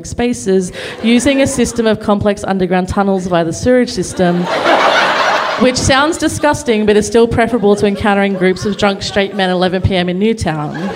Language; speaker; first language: English; native; English